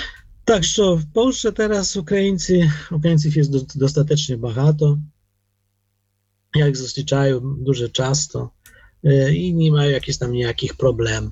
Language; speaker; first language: Polish; non-native, learner; Ukrainian